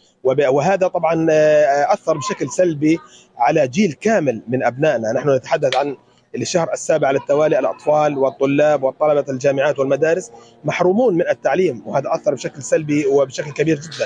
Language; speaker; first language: Arabic; native; Arabic